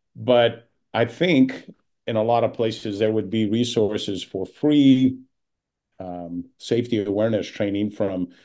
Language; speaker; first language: English; native; English